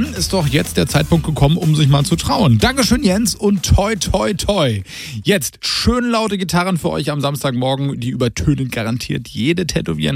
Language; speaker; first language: German; native; German